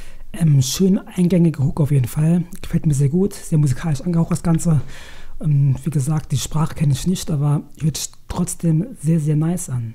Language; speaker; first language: German; native; German